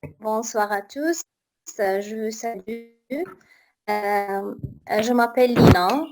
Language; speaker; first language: French; non-native, learner; Arabic